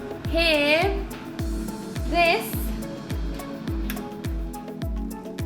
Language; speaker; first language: English; native; English